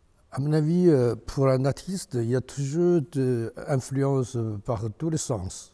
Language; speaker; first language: French; non-native, fluent; Chinese